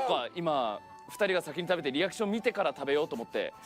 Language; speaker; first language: Japanese; native; Japanese